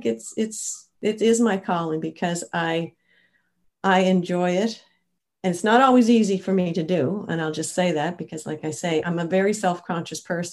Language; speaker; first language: English; native; English